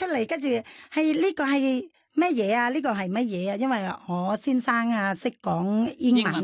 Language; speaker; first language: Cantonese; non-native, fluent; Thai